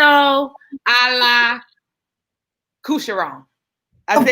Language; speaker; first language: Spanish; non-native, learner; English